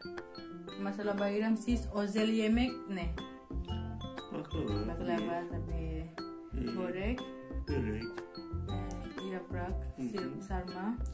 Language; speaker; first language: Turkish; non-native, learner; Indonesian